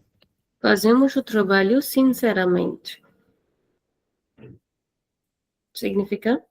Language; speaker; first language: Portuguese; non-native, fluent; Hindi